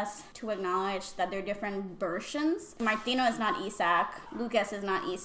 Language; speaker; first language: English; non-native, fluent; Spanish